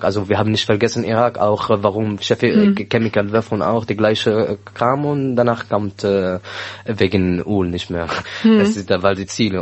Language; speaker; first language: German; non-native, learner; Arabic